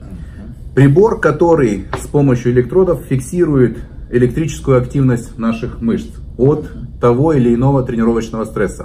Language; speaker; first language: Russian; native; Russian